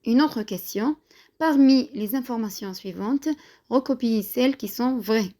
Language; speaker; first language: French; non-native, local second language; Arabic